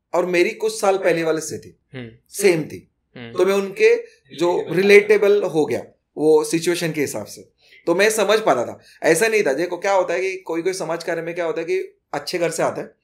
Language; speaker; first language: Hindi; non-native, local second language; Marathi